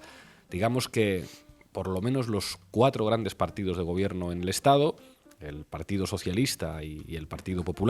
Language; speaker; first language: Spanish; native; Spanish